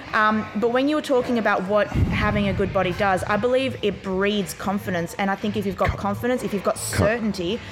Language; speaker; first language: English; native; English